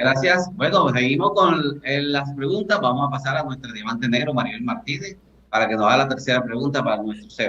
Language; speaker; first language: Spanish; native; Spanish